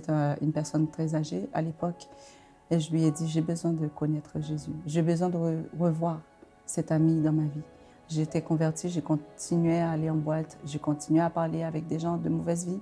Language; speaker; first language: French; non-native, local second language; Haitian Creole